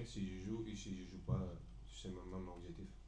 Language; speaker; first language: French; non-native, fluent; Spanish